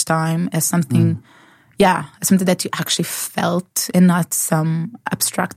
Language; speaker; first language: English; non-native, fluent; Portuguese